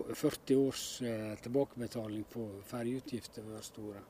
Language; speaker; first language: Norwegian; native; Norwegian